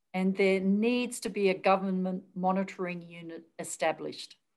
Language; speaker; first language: English; native; English